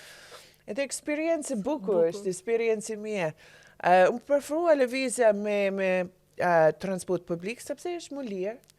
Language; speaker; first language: Albanian; non-native, learner; English